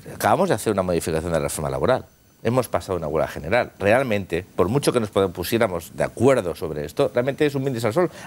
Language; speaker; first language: Spanish; non-native, local second language; Catalan